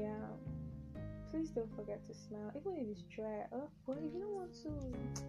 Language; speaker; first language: English; non-native, local second language; Yoruba